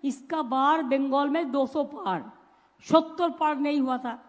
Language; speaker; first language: Hindi; non-native, local second language; Bangla